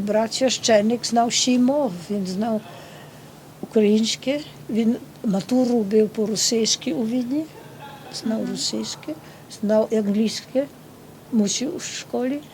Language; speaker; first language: Ukrainian; early bilingual, heritage; Ukrainian